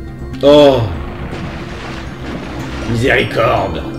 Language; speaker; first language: French; native; French